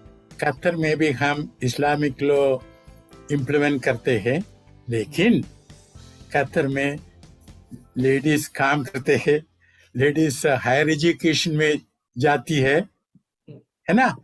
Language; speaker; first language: Hindi; non-native, fluent; Malayalam